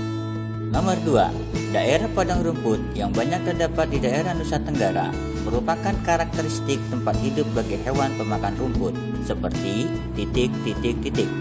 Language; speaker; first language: Indonesian; native; Indonesian